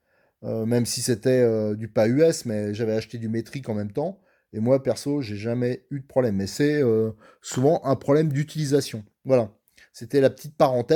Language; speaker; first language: French; native; French